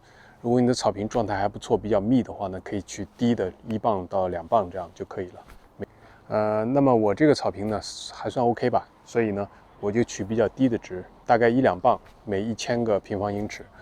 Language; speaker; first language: Chinese; native; Chinese